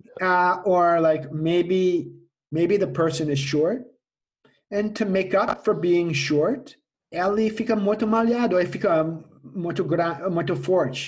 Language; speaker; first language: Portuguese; non-native, fluent; English